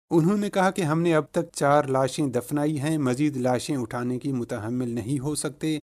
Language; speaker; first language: Urdu; non-native, local second language; Baluchi